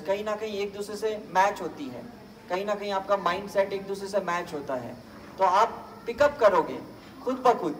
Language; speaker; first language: Hindi; native; Hindi